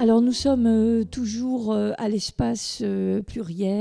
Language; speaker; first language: French; native; French